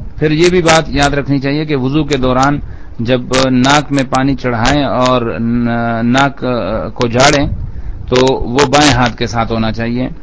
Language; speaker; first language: Urdu; non-native, local second language; Pashto